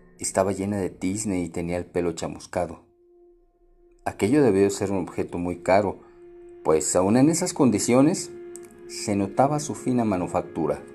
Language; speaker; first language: Spanish; native; Spanish